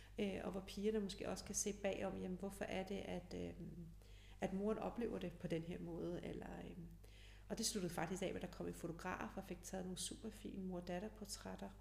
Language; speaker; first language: Danish; early bilingual, other home language; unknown